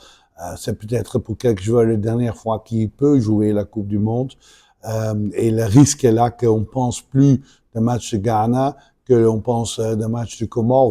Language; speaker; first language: French; non-native, local second language; Dutch